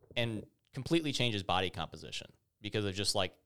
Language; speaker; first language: English; native; English